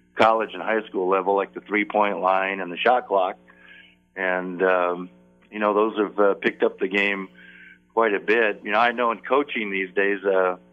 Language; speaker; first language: English; native; English